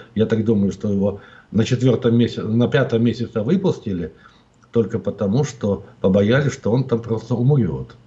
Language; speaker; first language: Russian; native; Russian